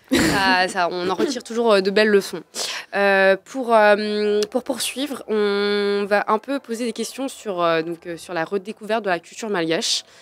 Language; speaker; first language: French; non-native, local second language; Malagasy